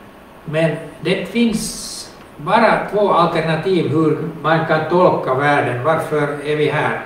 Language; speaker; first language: Swedish; non-native, local second language; Finnish